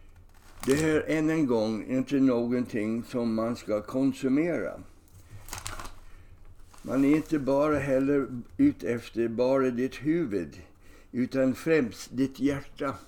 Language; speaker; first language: Swedish; non-native, fluent; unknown